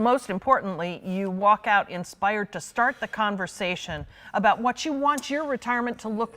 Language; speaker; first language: English; native; English